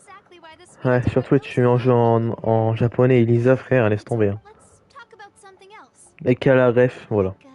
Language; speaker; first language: French; native; French